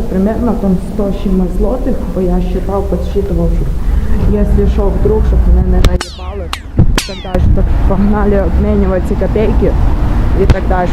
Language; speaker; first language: Ukrainian; native; Ukrainian